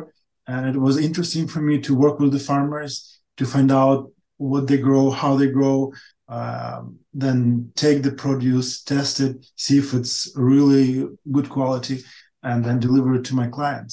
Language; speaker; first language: English; non-native, fluent; Ukrainian